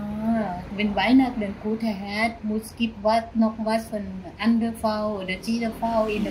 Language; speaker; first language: German; non-native, learner; Thai